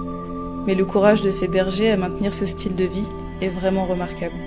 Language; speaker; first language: French; native; French